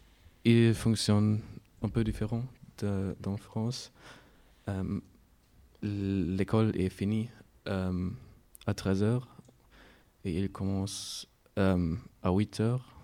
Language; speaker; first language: French; non-native, learner; German